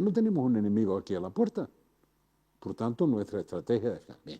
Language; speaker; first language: Spanish; native; Spanish